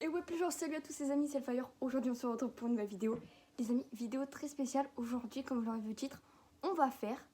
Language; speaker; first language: French; native; French